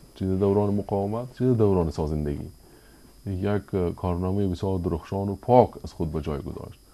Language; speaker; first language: Persian; native; Persian